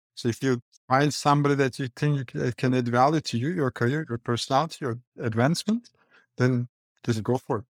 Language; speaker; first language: English; non-native, fluent; Turkish